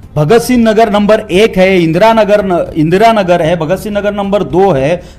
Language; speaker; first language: Hindi; non-native, local second language; Marathi